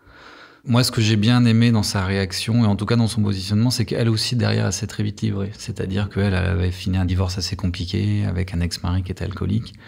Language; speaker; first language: French; native; French